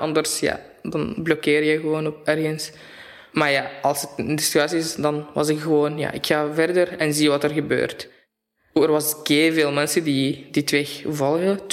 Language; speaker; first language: Dutch; non-native, fluent; Arabic